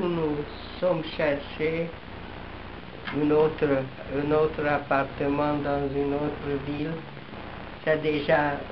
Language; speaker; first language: French; non-native, fluent; Hungarian